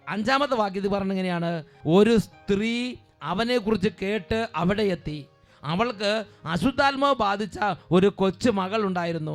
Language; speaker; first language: Malayalam; native; Malayalam